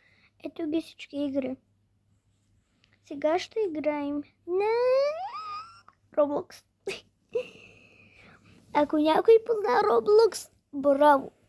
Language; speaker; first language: Bulgarian; early bilingual, heritage; Bulgarian